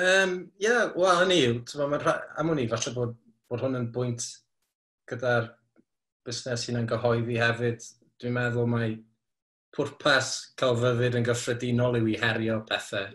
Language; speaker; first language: Welsh; native; Welsh